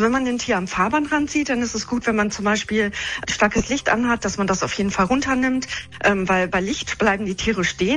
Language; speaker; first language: German; native; German